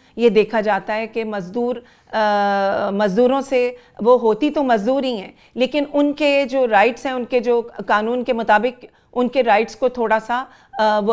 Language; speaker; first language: Urdu; native; Urdu